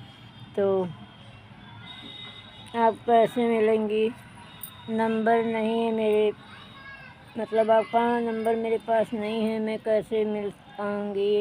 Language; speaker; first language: Hindi; non-native, local second language; Bhojpuri